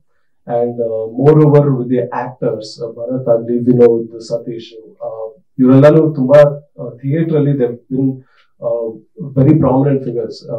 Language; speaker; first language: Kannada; native; Kannada